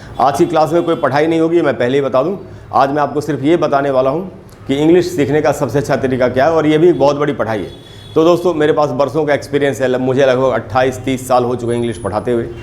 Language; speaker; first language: Hindi; native; Hindi